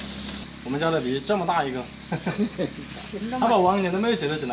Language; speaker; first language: Chinese; native; Chinese